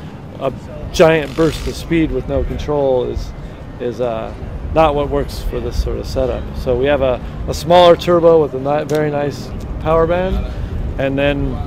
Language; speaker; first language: English; native; English